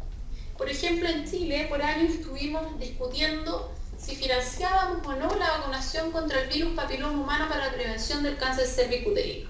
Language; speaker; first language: Spanish; native; Spanish